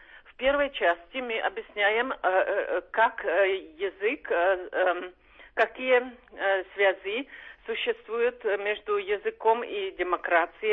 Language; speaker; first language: Russian; non-native, fluent; Czech